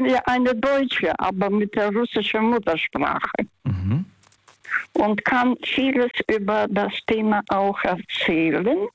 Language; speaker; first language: German; non-native, fluent; Russian